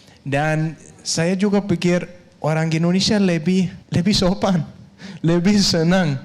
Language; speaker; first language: Indonesian; non-native, learner; Danish